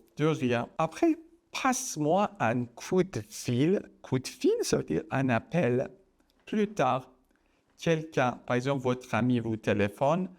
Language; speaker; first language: French; non-native, fluent; Persian